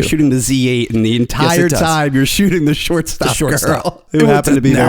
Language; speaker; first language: English; native; English